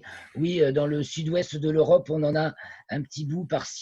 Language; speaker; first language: French; native; French